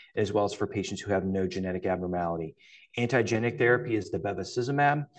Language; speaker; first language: English; native; English